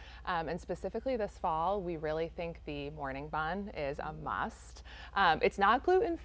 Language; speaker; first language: English; native; English